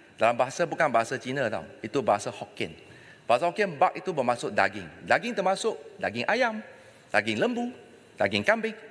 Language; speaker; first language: Malay; non-native, local second language; Chinese